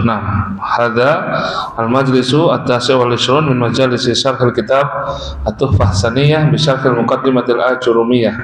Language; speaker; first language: Arabic; non-native, fluent; Indonesian